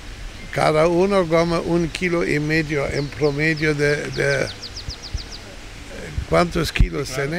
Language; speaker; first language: Spanish; non-native, fluent; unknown